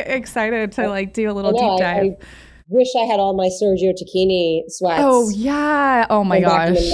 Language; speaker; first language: English; native; English